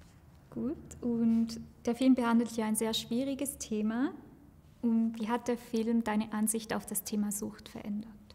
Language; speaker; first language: German; native; German